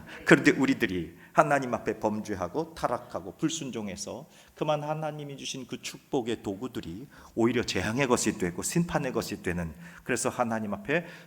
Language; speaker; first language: Korean; native; Korean